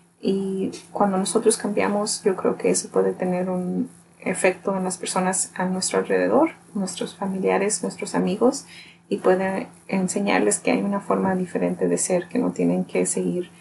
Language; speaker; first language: Spanish; early bilingual, heritage; Spanish